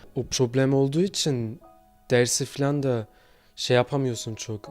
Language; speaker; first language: Turkish; early bilingual, other home language; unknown